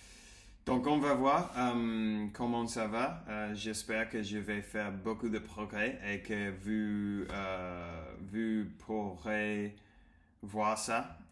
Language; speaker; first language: French; non-native, learner; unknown